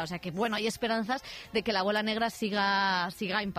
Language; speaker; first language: Spanish; native; Spanish